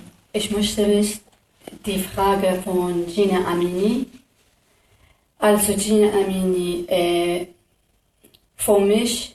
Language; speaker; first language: German; non-native, learner; Kurdish